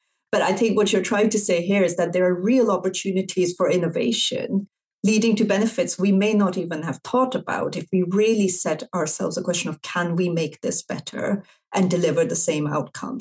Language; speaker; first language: English; non-native, local second language; Urdu